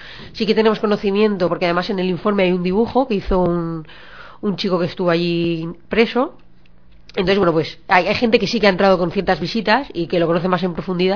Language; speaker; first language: Spanish; native; Spanish